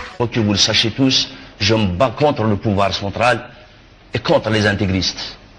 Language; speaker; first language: French; non-native, local second language; Kabyle